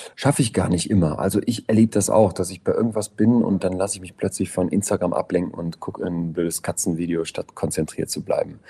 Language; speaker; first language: German; native; German